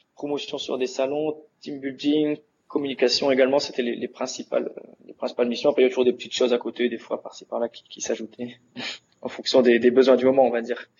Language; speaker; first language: French; native; French